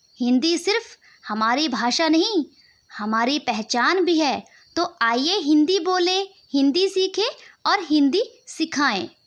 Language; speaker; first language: Hindi; native; Hindi